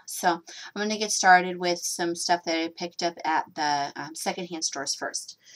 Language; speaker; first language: English; native; English